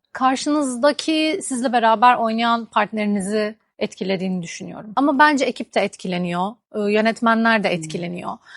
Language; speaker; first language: Turkish; native; Turkish